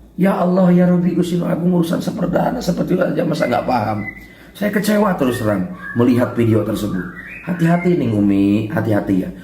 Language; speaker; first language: Indonesian; non-native, local second language; Sundanese